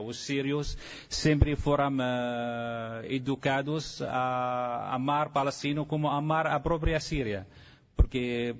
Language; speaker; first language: Portuguese; non-native, fluent; Arabic